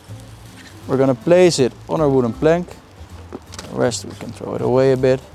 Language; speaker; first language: English; non-native, fluent; Dutch